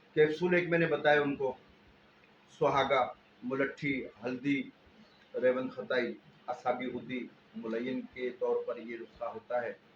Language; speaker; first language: Urdu; non-native, local second language; Sindhi